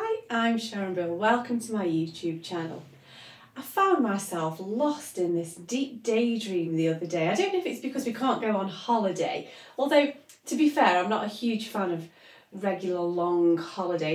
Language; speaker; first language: English; native; English